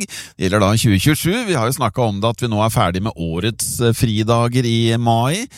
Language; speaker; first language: Norwegian; native; Norwegian